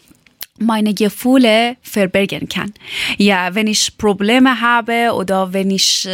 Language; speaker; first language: German; non-native, learner; Persian